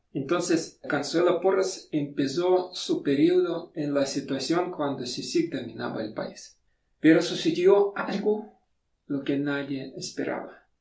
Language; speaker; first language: Spanish; non-native, fluent; Russian